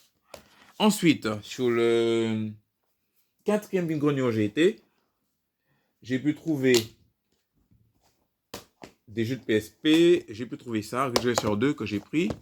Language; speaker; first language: French; native; French